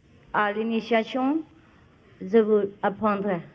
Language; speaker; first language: French; non-native, fluent; Vietnamese